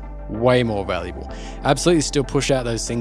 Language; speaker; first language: English; native; English